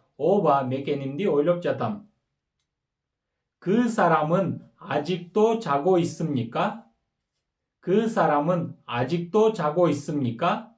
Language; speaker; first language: Korean; non-native, fluent; Kyrgyz